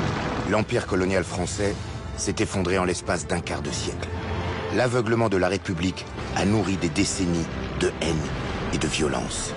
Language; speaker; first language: French; native; French